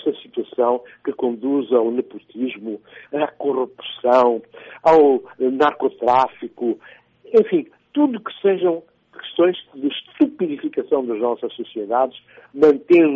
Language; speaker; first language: Portuguese; non-native, local second language; Upper Guinea Crioulo